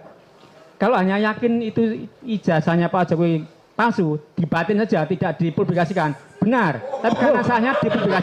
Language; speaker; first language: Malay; non-native, local second language; Javanese